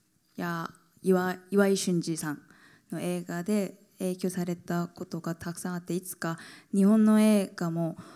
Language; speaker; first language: Japanese; non-native, fluent; Korean